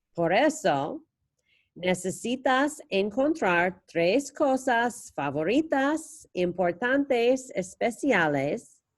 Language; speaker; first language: Spanish; non-native, fluent; English